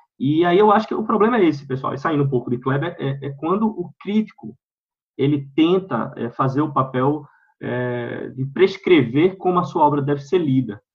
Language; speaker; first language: Portuguese; native; Portuguese